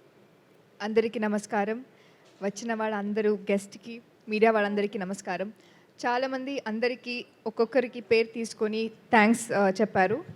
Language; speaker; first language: Telugu; non-native, learner; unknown